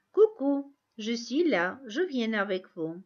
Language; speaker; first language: French; non-native, fluent; Armenian